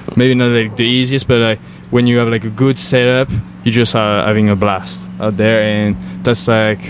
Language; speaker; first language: English; non-native, fluent; French